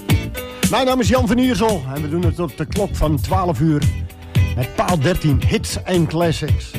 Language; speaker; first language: Dutch; native; Dutch